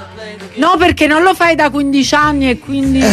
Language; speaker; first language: Italian; native; Italian